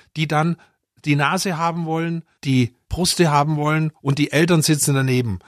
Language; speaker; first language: German; native; German